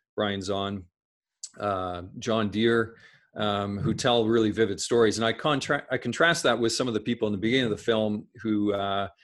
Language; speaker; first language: English; native; English